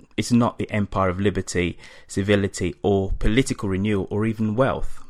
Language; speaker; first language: English; native; English